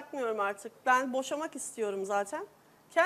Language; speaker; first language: Turkish; native; Turkish